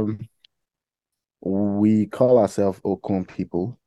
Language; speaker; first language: English; non-native, local second language; Yoruba